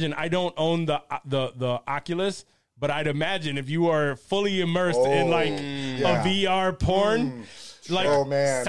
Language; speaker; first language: English; early bilingual, other home language; Spanish